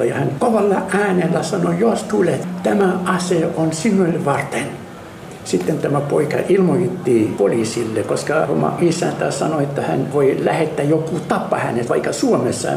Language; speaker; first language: Finnish; non-native, fluent; Arabic